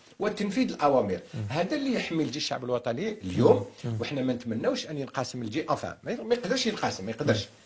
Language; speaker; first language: Arabic; native; Arabic